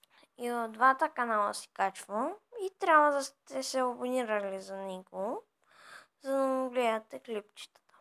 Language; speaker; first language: Bulgarian; native; Bulgarian